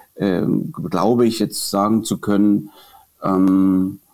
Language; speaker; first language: German; native; German